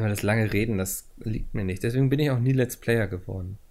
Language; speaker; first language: German; native; German